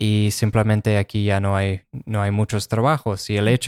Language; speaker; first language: Spanish; non-native, fluent; English